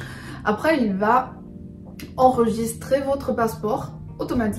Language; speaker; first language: French; non-native, fluent; Chinese